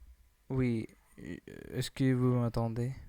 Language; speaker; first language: French; non-native, learner; English